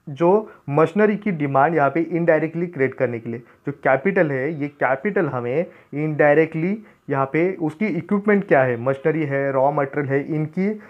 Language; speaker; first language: Hindi; non-native, local second language; Marathi